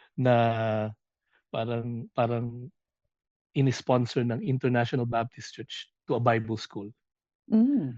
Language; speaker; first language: Filipino; native; Filipino